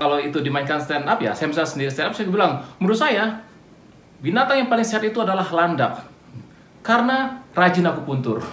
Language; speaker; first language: Indonesian; native; Indonesian